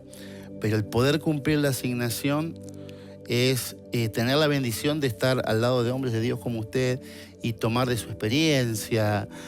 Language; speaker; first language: Spanish; native; Spanish